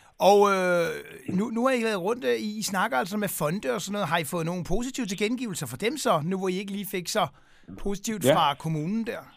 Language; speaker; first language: Danish; native; Danish